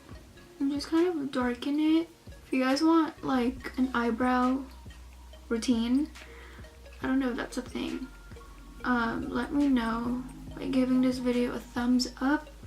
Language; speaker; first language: English; native; English